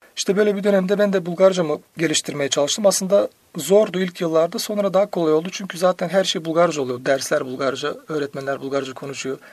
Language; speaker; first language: Turkish; native; Turkish